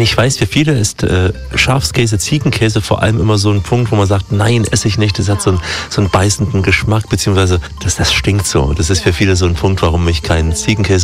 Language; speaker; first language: German; native; German